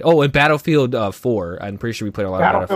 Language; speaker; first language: English; native; English